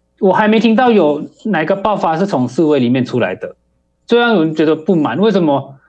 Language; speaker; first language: Chinese; early bilingual, heritage; Chinese